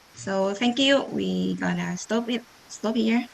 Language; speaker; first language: English; non-native, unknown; Vietnamese